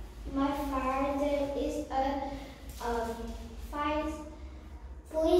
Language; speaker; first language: English; non-native, learner; Vietnamese